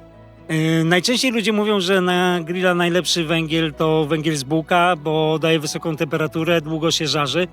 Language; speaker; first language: Polish; native; Polish